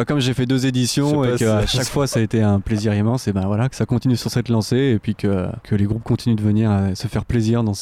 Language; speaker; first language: French; native; French